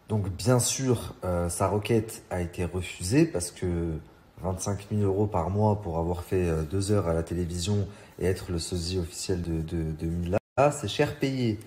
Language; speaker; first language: French; native; French